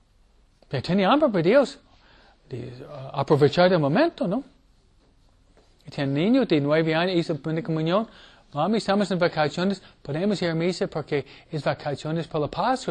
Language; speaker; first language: Spanish; non-native, fluent; English